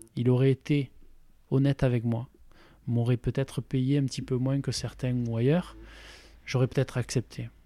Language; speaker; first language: French; native; French